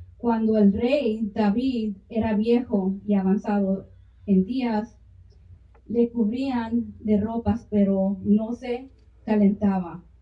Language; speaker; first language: Spanish; early bilingual, heritage; Spanish